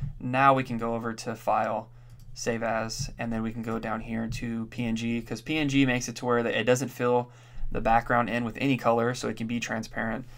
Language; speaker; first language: English; native; English